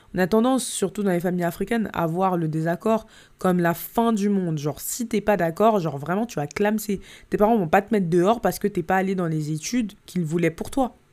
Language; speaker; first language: French; native; French